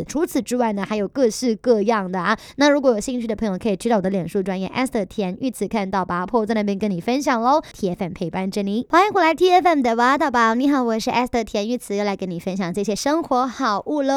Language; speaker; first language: Chinese; native; Chinese